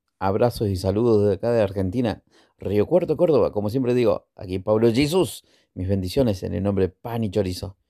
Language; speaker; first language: Spanish; native; Spanish